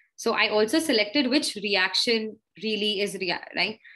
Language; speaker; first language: English; non-native, local second language; Hindi